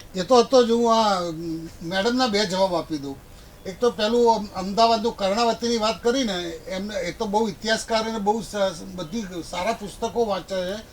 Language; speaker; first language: Gujarati; native; Gujarati